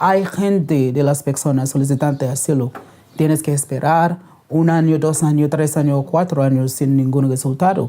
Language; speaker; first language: Spanish; non-native, local second language; English